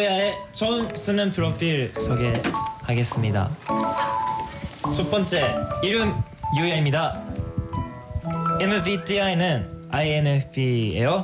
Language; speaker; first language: Korean; non-native, fluent; Japanese